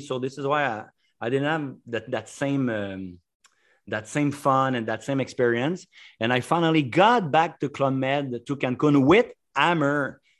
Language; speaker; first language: English; non-native, fluent; French